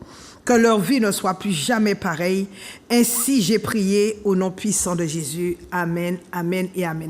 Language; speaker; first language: French; native; French